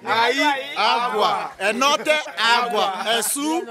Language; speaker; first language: Spanish; non-native, learner; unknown